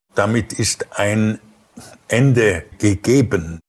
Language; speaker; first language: German; native; German